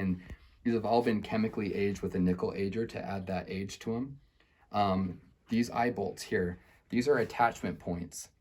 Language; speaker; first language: English; native; English